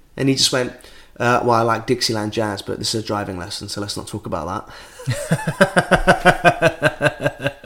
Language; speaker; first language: English; native; English